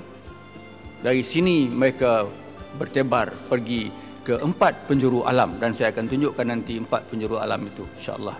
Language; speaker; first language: Malay; native; Malay